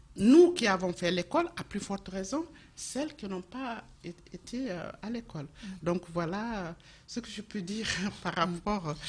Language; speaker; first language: French; non-native, local second language; Bambara